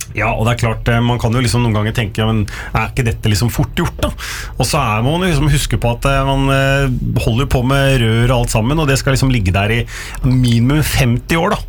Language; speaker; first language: Norwegian; native; Norwegian